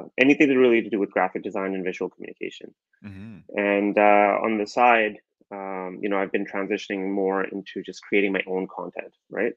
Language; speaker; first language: English; native; English